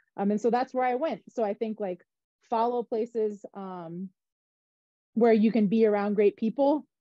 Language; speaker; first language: English; native; English